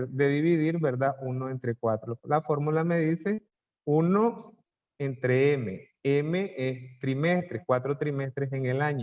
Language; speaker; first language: Spanish; native; Spanish